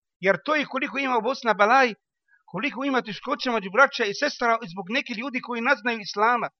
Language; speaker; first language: Bosnian; non-native, learner; Arabic